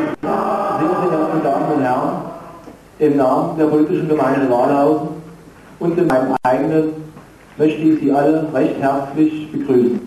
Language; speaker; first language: German; native; German